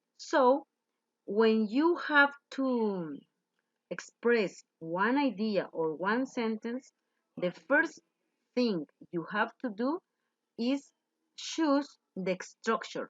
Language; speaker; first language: English; non-native, learner; Spanish